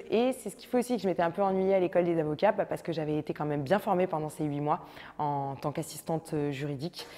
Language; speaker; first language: French; native; French